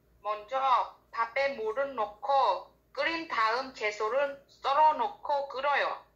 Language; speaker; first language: Korean; non-native, learner; Vietnamese